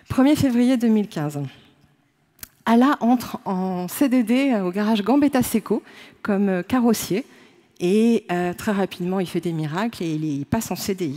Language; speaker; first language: French; native; French